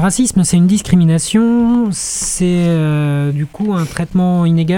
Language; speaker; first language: French; native; French